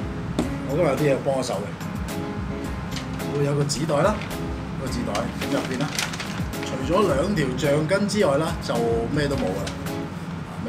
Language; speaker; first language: Cantonese; native; Cantonese